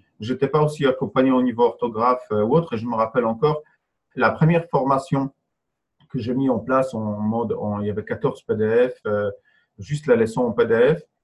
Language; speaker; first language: French; non-native, fluent; Polish